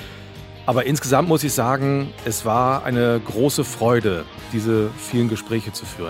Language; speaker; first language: German; native; German